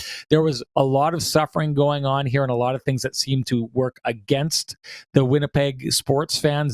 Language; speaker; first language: English; native; English